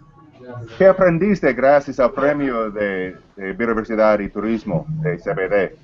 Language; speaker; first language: Spanish; non-native, fluent; English